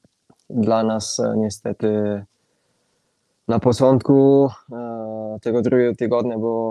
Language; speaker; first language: Polish; non-native, fluent; Italian